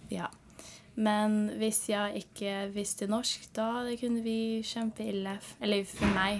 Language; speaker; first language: Norwegian; early bilingual, heritage; Norwegian